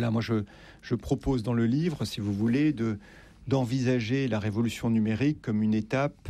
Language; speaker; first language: French; native; French